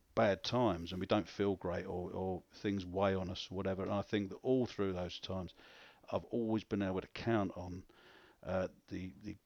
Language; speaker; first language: English; native; English